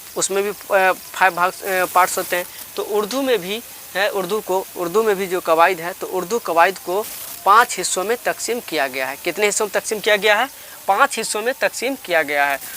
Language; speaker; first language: Hindi; native; Hindi